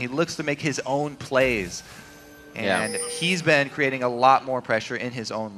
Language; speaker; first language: English; native; English